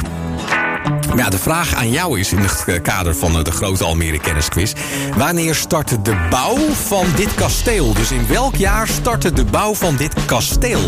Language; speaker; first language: Dutch; native; Dutch